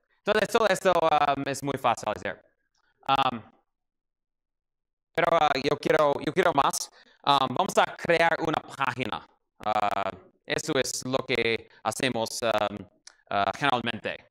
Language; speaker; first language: Spanish; non-native, learner; English